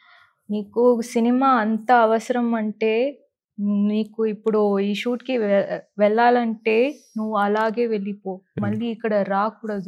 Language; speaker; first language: Telugu; non-native, learner; Tamil